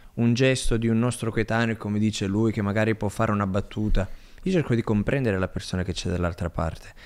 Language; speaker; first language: Italian; native; Italian